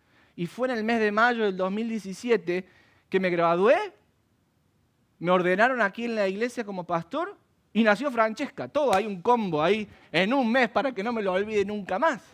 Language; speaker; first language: Spanish; native; Spanish